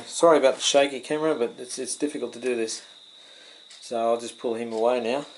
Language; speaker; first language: English; native; English